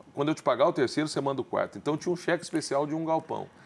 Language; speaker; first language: Portuguese; native; Portuguese